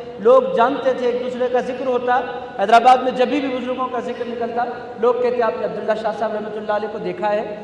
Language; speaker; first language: Urdu; native; Urdu